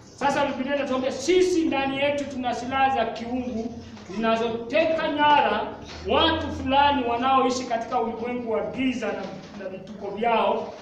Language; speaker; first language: Swahili; non-native, local second language; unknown